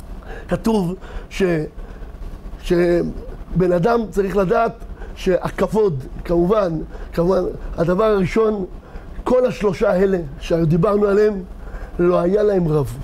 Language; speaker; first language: Hebrew; native; Hebrew